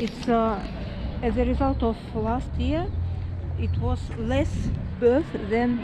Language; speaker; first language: English; non-native, fluent; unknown